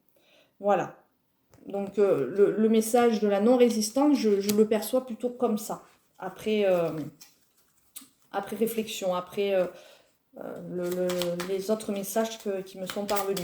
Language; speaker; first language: French; native; French